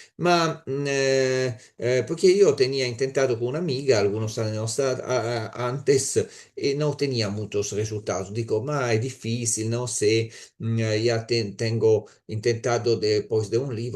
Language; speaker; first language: Spanish; non-native, learner; Italian